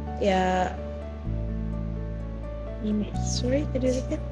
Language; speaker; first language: English; non-native, learner; Indonesian